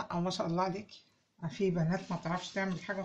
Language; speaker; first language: Arabic; native; Arabic